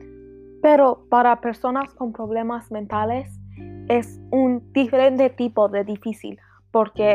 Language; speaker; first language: Spanish; non-native, learner; English